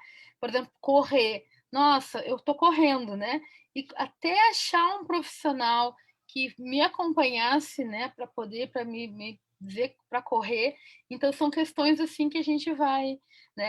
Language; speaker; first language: Portuguese; native; Portuguese